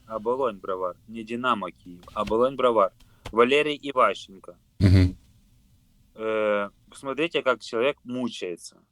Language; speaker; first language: Russian; non-native, local second language; Ukrainian